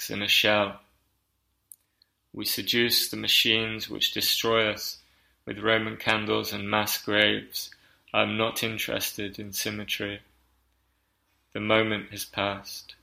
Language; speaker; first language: English; native; English